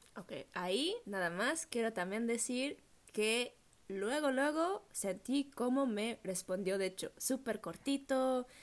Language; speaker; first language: Spanish; non-native, fluent; German